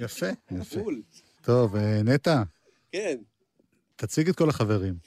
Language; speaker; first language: Hebrew; native; Hebrew